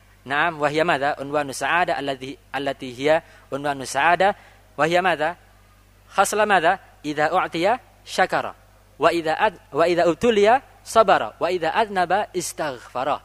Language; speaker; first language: Arabic; non-native, fluent; Indonesian